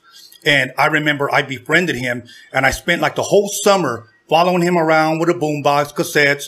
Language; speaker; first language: English; native; English